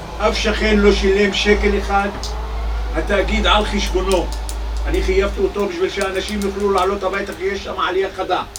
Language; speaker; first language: Hebrew; non-native, local second language; Arabic